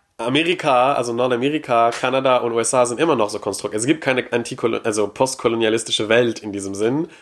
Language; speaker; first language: German; non-native, fluent; French